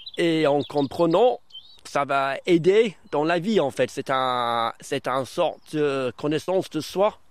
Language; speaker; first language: French; non-native, fluent; English